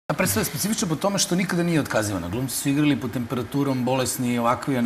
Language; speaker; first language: Serbian; native; Serbian